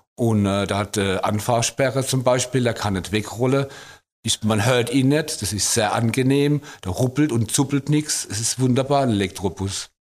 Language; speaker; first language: German; native; German